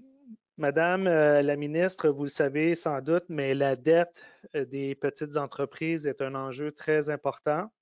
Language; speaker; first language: French; native; French